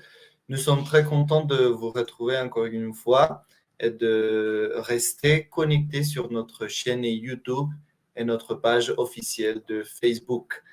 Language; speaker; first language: French; non-native, fluent; Spanish